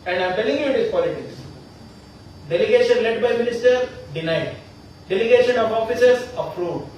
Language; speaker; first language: English; non-native, local second language; Kannada